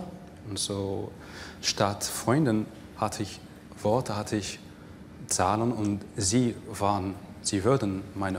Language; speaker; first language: German; non-native, fluent; English